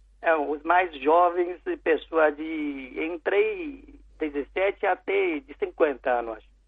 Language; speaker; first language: Portuguese; non-native, learner; Chinese